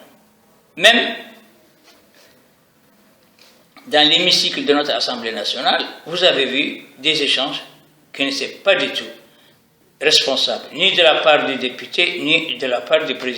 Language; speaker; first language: French; non-native, local second language; Arabic